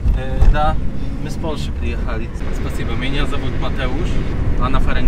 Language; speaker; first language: Russian; non-native, learner; Polish